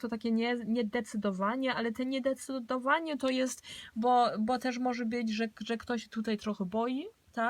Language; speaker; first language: Polish; early bilingual, heritage; Polish